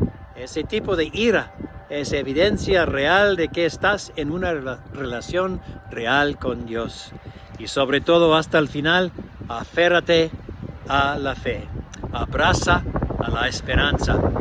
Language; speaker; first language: Spanish; non-native, fluent; English